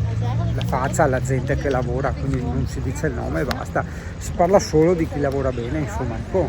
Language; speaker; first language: Italian; native; Italian